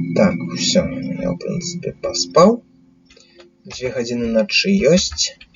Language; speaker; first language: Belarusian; non-native, local second language; Russian